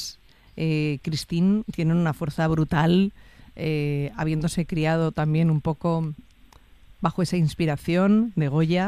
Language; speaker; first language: Spanish; native; Spanish